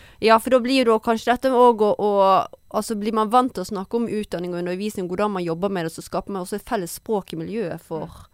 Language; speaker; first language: Norwegian; native; Norwegian